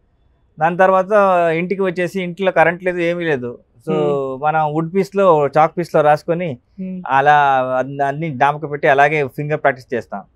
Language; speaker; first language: Telugu; non-native, local second language; Kannada